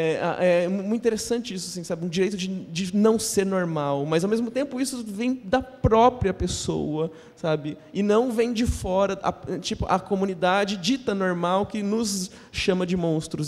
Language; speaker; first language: Portuguese; native; Portuguese